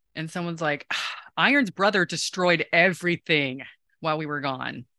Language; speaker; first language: English; native; English